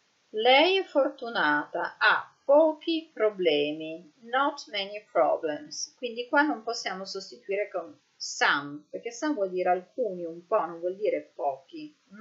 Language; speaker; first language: Italian; native; Italian